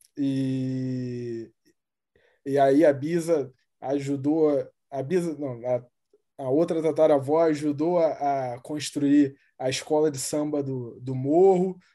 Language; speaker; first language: Portuguese; native; Portuguese